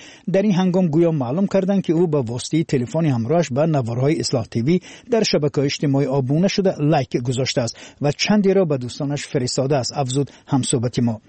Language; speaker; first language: Persian; native; Persian